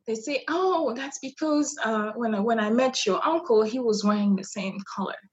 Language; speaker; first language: English; non-native, fluent; French